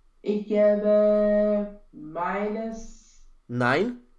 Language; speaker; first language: German; non-native, learner; Romanian